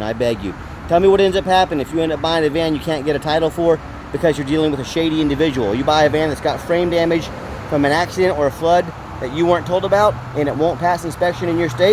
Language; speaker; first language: English; native; English